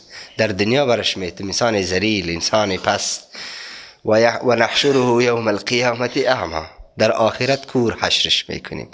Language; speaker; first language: Persian; native; Persian